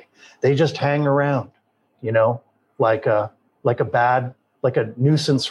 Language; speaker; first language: English; native; English